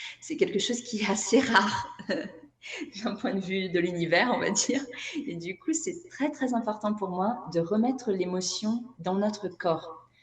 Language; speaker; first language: French; non-native, fluent; Portuguese